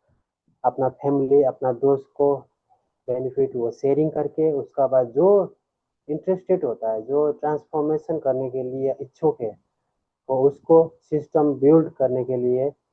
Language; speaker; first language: Hindi; non-native, learner; Nepali